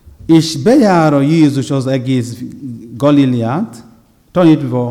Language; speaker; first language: Hungarian; non-native, learner; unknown